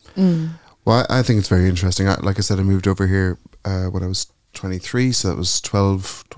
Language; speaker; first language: English; native; English